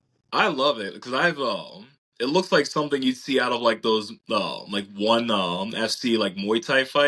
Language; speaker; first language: English; native; English